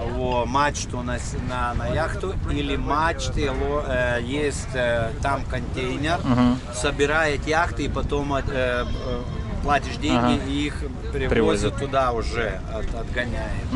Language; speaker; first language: Russian; non-native, local second language; Lithuanian